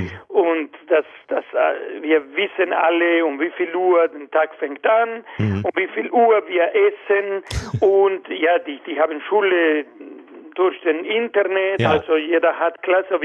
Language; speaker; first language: German; non-native, fluent; Spanish